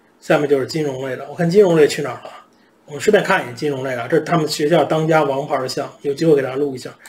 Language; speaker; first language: Chinese; native; Chinese